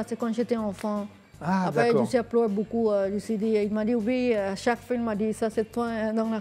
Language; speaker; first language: French; non-native, learner; English